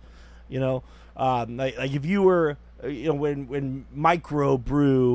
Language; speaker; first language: English; native; English